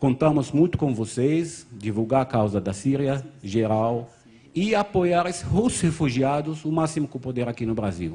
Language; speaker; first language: Portuguese; non-native, fluent; Arabic